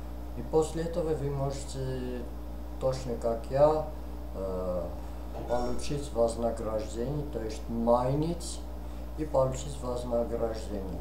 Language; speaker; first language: Russian; non-native, fluent; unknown